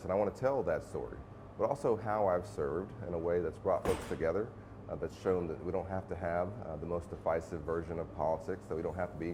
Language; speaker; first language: English; native; English